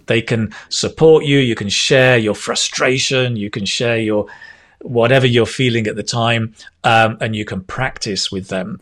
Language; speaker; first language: English; native; English